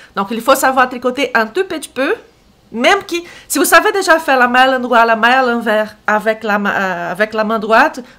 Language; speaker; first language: French; non-native, fluent; Portuguese